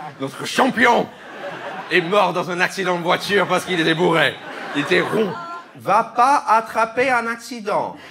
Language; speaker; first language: French; non-native, fluent; English